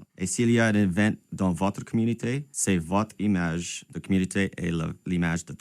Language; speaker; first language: French; non-native, local second language; English